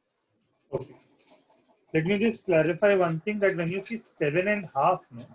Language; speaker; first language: English; non-native, local second language; Hindi